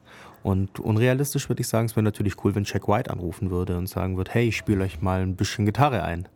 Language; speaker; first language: German; native; German